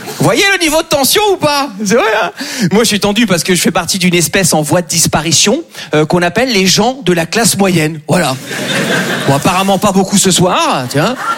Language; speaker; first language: French; native; French